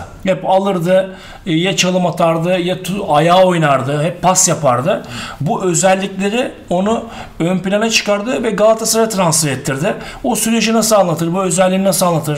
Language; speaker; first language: Turkish; native; Turkish